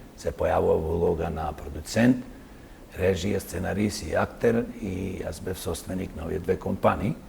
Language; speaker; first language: Macedonian; native; Macedonian